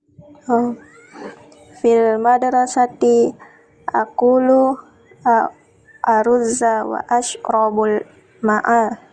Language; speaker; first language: Arabic; non-native, learner; Indonesian